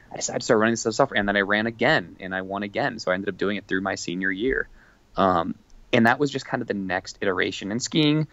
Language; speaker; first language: English; native; English